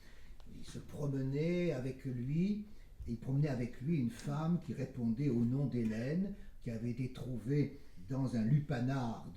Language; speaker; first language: French; native; French